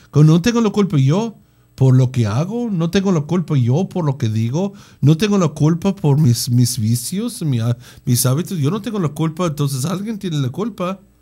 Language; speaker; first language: Spanish; non-native, fluent; English